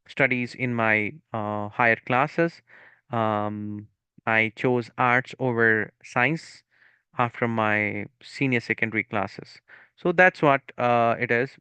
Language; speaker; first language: English; non-native, local second language; Punjabi